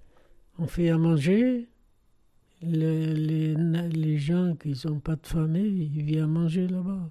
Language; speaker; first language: French; non-native, fluent; Arabic